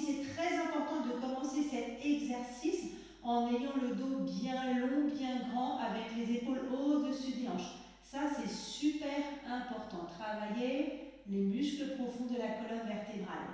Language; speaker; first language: French; native; French